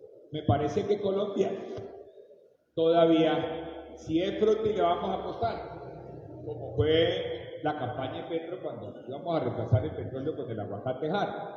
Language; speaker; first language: Spanish; native; Spanish